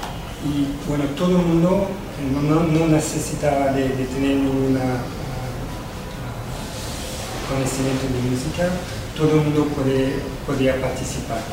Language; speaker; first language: Spanish; non-native, fluent; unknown